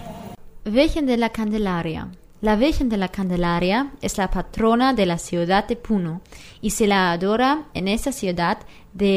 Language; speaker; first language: Spanish; non-native, learner; German